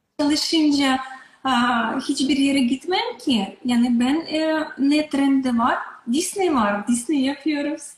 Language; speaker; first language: Turkish; non-native, learner; Russian